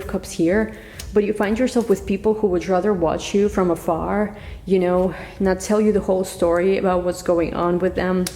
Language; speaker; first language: English; non-native, fluent; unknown